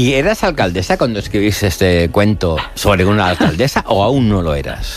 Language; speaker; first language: Spanish; native; Spanish